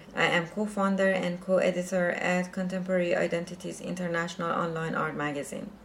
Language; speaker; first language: English; non-native, fluent; Persian